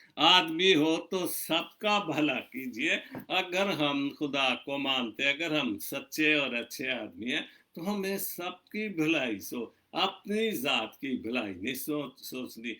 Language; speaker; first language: Urdu; non-native, local second language; Punjabi